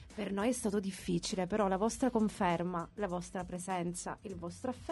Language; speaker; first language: Italian; native; Italian